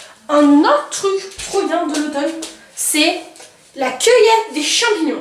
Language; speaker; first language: French; native; French